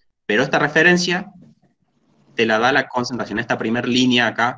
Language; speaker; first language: Spanish; native; Spanish